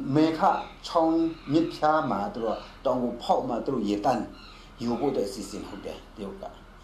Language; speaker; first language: Burmese; non-native, local second language; Kachin